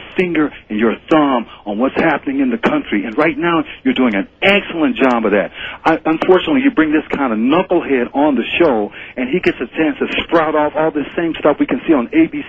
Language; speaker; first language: English; native; English